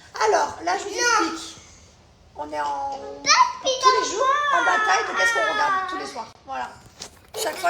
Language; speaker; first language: French; native; French